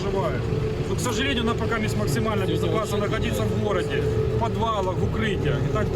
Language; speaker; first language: Russian; native; Russian